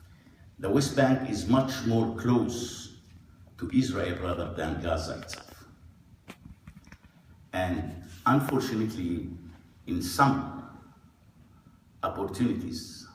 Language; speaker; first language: English; non-native, fluent; Arabic